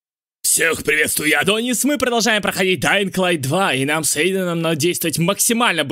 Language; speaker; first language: Russian; native; Russian